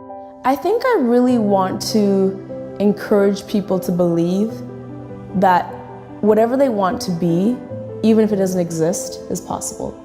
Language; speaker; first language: English; native; English